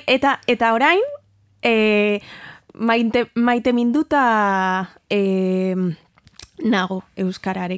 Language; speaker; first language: Basque; non-native, learner; Spanish